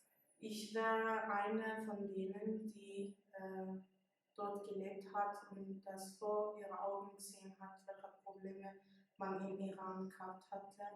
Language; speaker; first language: German; early bilingual, other home language; Persian